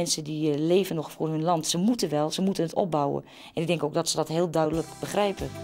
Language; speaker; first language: Dutch; native; Dutch